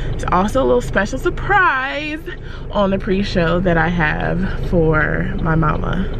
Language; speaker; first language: English; native; English